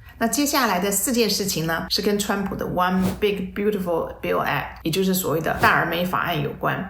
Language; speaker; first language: Chinese; native; Chinese